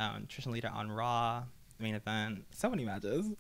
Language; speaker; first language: English; native; English